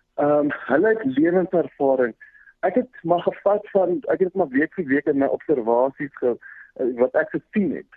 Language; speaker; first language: Afrikaans; early bilingual, other home language; Zulu